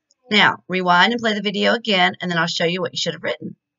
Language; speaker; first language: English; native; English